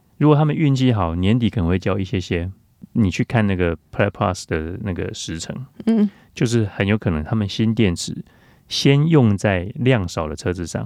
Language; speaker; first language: Chinese; native; Chinese